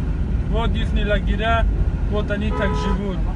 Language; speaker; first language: Russian; non-native, local second language; Tajik